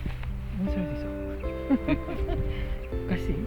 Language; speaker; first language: Japanese; native; Japanese